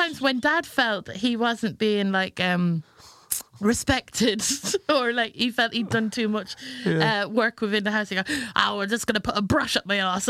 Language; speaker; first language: English; native; English